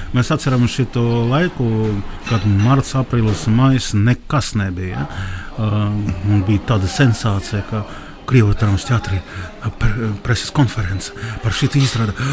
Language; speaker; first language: Latvian; non-native, local second language; Russian